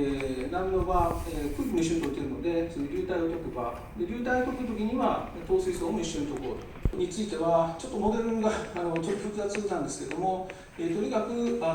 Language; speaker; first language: Japanese; native; Japanese